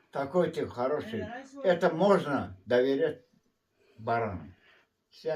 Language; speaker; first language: Russian; non-native, learner; Turkmen